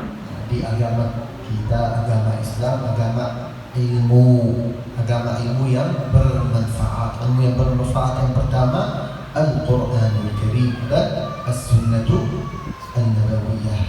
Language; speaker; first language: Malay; non-native, learner; Arabic